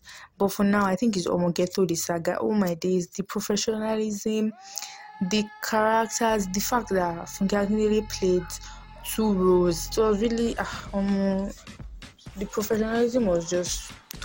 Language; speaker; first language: English; non-native, local second language; Yoruba